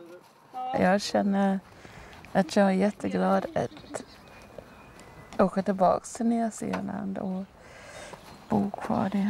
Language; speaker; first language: Swedish; non-native, fluent; Māori